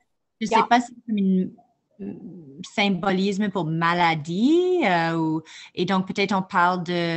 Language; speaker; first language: French; non-native, fluent; English